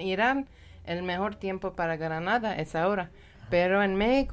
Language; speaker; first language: Spanish; non-native, learner; Persian